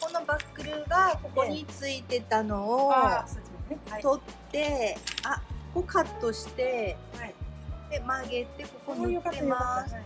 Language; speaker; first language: Japanese; native; Japanese